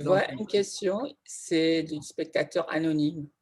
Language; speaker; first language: French; non-native, fluent; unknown